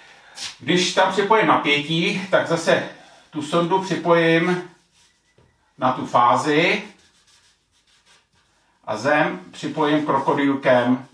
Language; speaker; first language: Czech; native; Czech